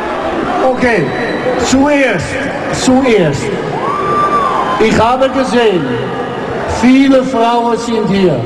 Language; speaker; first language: German; non-native, learner; Dutch